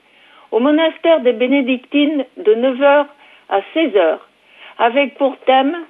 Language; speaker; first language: French; native; French